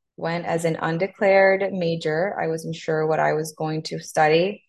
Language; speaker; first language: English; non-native, fluent; Spanish